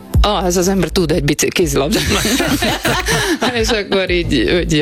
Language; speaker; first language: Hungarian; non-native, learner; Portuguese